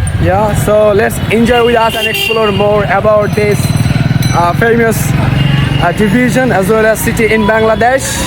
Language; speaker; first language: English; non-native, local second language; Bangla